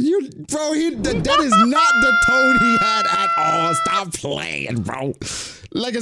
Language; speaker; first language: English; native; English